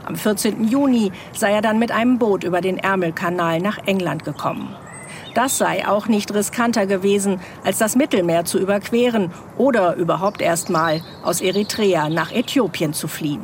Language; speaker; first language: German; native; German